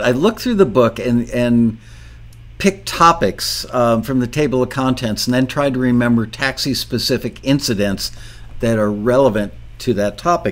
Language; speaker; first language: English; native; English